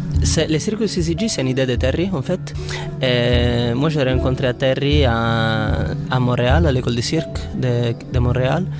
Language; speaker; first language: French; non-native, fluent; Italian